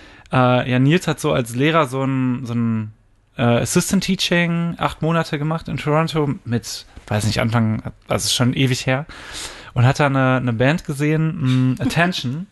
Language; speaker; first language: German; native; German